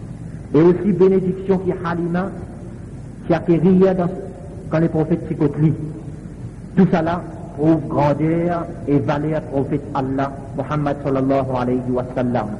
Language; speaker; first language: French; non-native, local second language; Morisyen